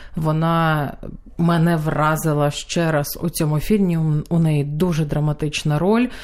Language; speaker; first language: Ukrainian; native; Ukrainian